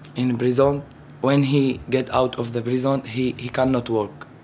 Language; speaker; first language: English; non-native, learner; Arabic